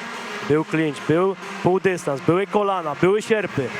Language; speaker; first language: Polish; native; Polish